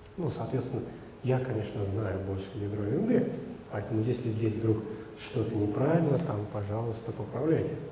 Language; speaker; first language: Russian; native; Russian